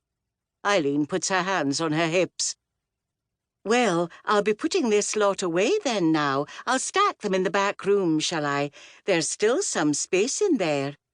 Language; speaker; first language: English; native; English